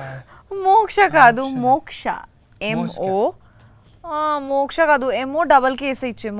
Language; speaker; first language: Telugu; non-native, learner; Bangla